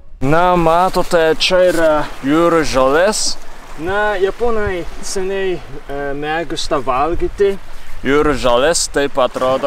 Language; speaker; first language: Lithuanian; non-native, fluent; Japanese